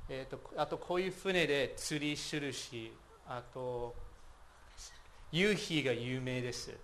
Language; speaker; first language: Japanese; non-native, fluent; English